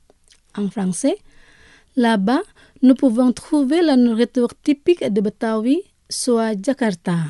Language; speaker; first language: French; non-native, fluent; Indonesian